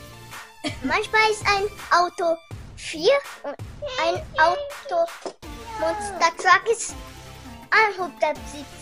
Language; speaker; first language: German; early bilingual, other home language; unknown